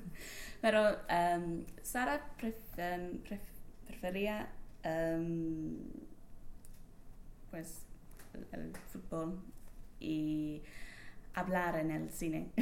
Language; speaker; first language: Spanish; non-native, learner; English